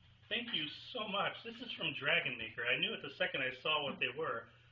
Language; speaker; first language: English; native; English